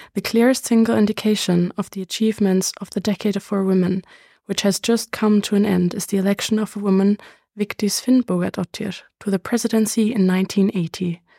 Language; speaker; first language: English; non-native, fluent; German